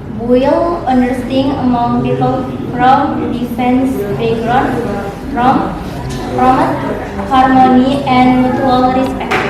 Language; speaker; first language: English; non-native, learner; Indonesian